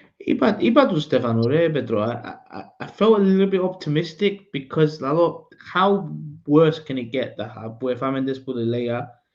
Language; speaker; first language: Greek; early bilingual, heritage; Greek